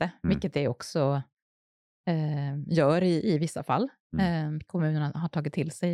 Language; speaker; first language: Swedish; native; Swedish